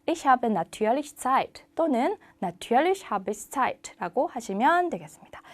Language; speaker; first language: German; non-native, fluent; Korean